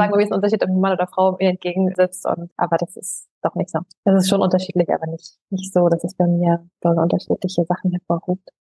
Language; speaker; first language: German; native; German